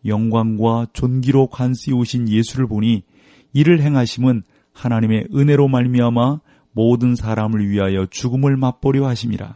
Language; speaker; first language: Korean; native; Korean